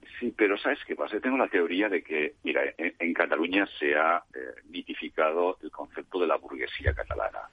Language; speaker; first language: Spanish; non-native, local second language; Catalan